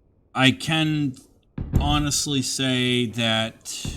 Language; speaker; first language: English; native; English